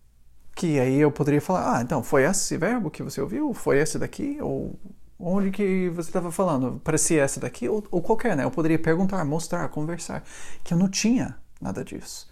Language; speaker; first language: Portuguese; non-native, fluent; English